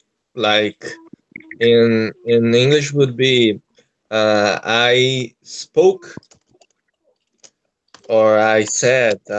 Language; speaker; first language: English; non-native, learner; Portuguese